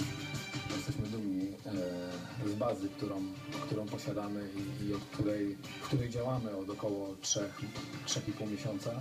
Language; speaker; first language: Polish; native; Polish